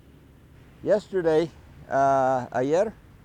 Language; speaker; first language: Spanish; non-native, learner; English